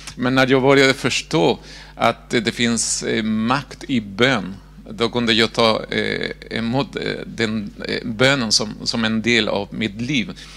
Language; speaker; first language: Swedish; non-native, fluent; Spanish